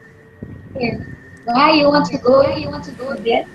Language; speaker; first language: English; non-native, learner; Indonesian